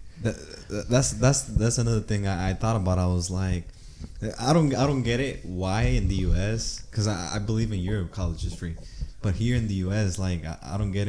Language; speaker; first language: English; early bilingual, other home language; Spanish